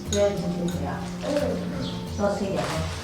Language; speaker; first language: Chinese; native; Chinese